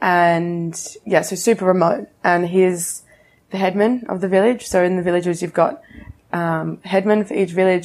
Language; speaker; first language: English; native; English